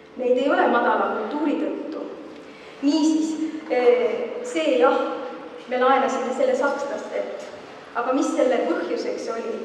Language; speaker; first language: Estonian; native; Estonian